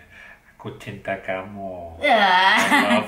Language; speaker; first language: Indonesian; non-native, learner; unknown